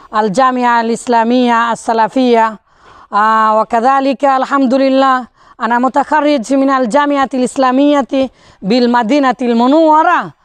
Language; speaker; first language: Arabic; non-native, fluent; Bangla